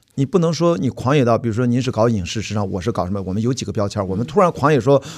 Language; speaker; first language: Chinese; native; Chinese